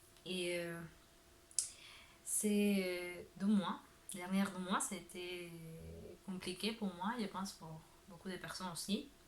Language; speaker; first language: French; non-native, learner; Spanish